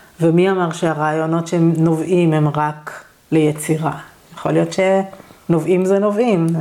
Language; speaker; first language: Hebrew; native; Hebrew